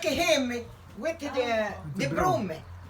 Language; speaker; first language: English; non-native, learner; Italian